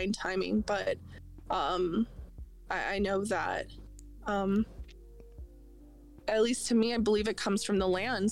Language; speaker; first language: English; native; English